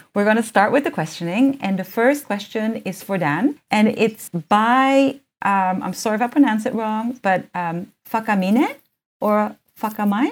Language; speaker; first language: English; early bilingual, other home language; Japanese